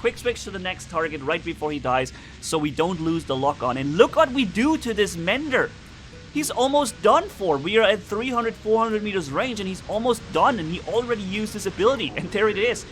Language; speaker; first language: English; non-native, fluent; German